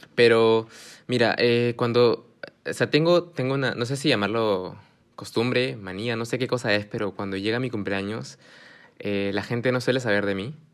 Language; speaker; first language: Spanish; early bilingual, heritage; Spanish